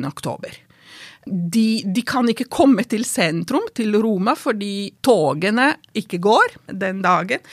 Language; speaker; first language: Norwegian; non-native, fluent; Italian